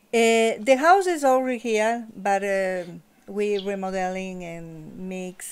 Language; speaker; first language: English; non-native, learner; Spanish